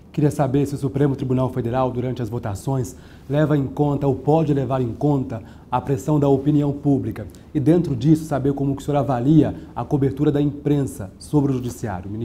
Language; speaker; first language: Portuguese; native; Portuguese